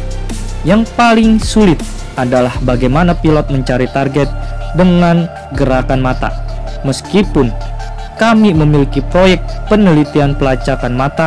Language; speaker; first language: Indonesian; native; Indonesian